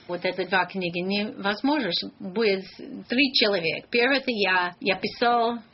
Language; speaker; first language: Russian; non-native, learner; English